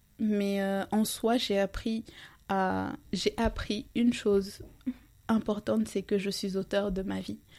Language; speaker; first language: French; non-native, local second language; Ngazidja Comorian